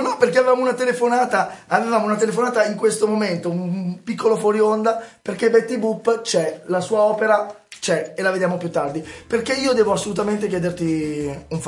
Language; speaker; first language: Italian; native; Italian